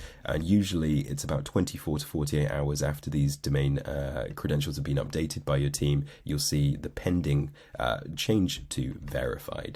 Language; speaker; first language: English; native; English